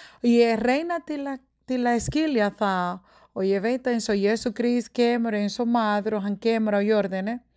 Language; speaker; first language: Icelandic; non-native, learner; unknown